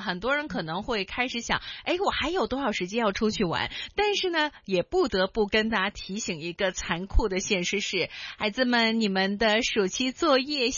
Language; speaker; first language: Chinese; non-native, local second language; Cantonese